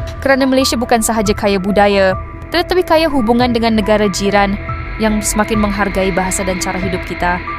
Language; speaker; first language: Malay; native; Malay